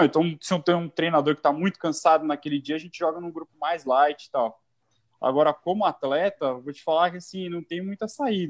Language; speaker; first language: Portuguese; native; Portuguese